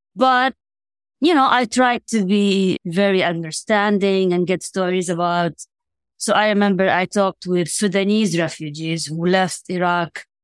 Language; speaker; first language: English; non-native, fluent; Arabic